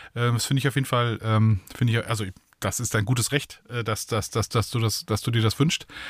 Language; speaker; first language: German; native; German